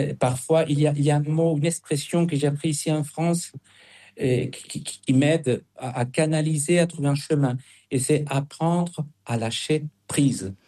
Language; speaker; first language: French; non-native, fluent; Spanish